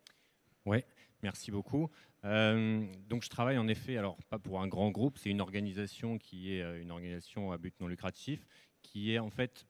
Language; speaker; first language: French; native; French